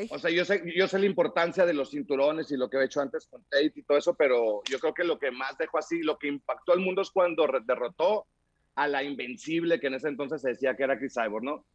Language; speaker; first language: Spanish; native; Spanish